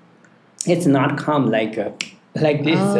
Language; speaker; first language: English; non-native, learner; Tibetan